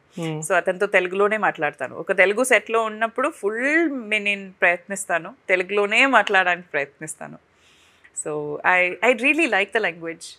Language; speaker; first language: Telugu; non-native, fluent; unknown